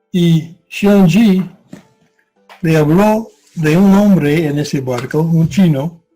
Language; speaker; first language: Spanish; non-native, fluent; English